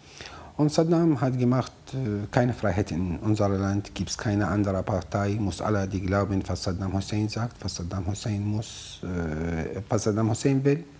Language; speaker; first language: German; non-native, learner; Arabic